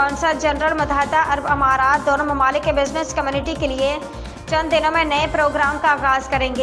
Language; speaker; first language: Urdu; native; Urdu